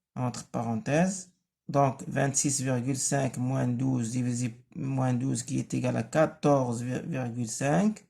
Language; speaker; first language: French; non-native, local second language; Arabic